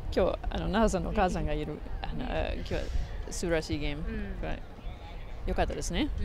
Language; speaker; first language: Japanese; non-native, learner; English